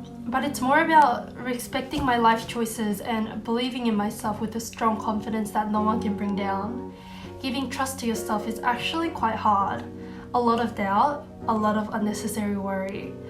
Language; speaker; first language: English; non-native, fluent; Korean